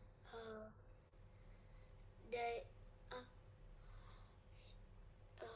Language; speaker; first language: English; non-native, learner; Vietnamese